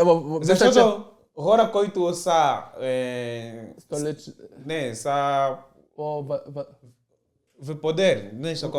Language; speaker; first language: Bulgarian; non-native, learner; Portuguese